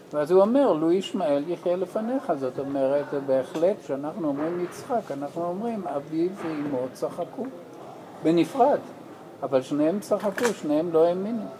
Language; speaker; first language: Hebrew; non-native, fluent; English